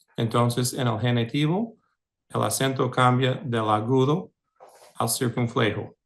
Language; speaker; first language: Spanish; non-native, fluent; English